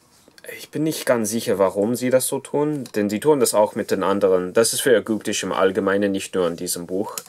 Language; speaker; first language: German; non-native, fluent; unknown